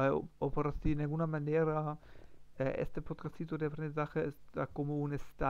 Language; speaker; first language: Spanish; non-native, learner; German